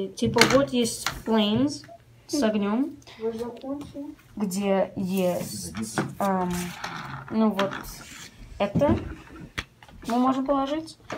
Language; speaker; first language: Russian; early bilingual, heritage; Russian